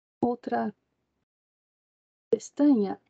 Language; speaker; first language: Spanish; non-native, learner; Portuguese